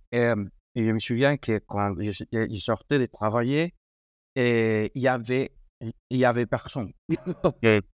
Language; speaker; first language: French; non-native, learner; Spanish